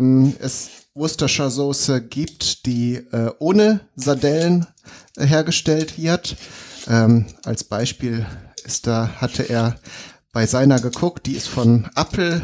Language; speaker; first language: German; native; German